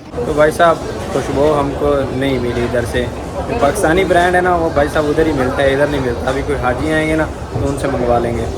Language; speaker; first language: Urdu; non-native, local second language; Punjabi